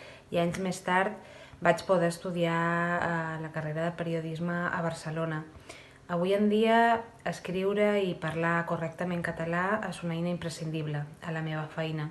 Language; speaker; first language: Catalan; non-native, local second language; Spanish